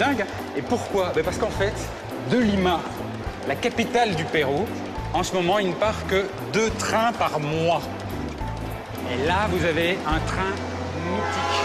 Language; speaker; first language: French; native; French